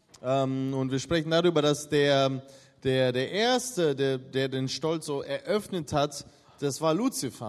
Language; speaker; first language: German; non-native, fluent; Russian